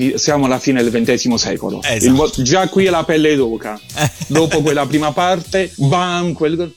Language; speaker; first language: Italian; native; Italian